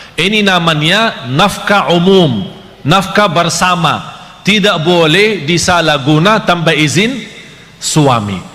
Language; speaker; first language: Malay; non-native, fluent; Arabic